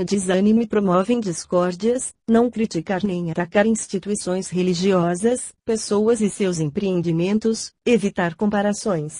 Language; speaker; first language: Portuguese; native; Portuguese